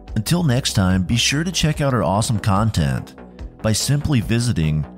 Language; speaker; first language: English; native; English